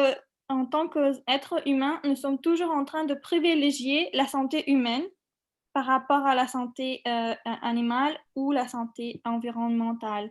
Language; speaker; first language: French; non-native, fluent; Macedonian